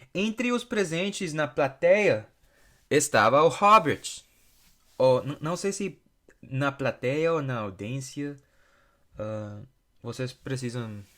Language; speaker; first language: Portuguese; non-native, fluent; English